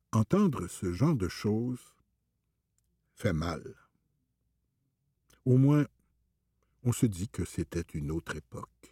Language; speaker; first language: French; native; French